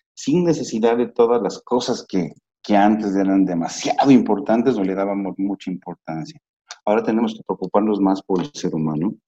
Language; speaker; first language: Spanish; native; Spanish